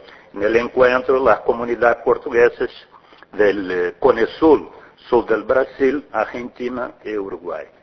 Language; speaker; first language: Portuguese; non-native, fluent; Spanish